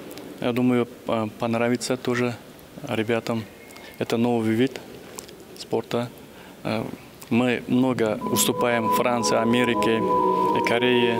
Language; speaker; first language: Russian; non-native, fluent; Uzbek